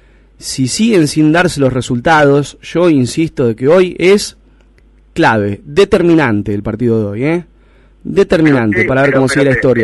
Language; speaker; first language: Spanish; native; Spanish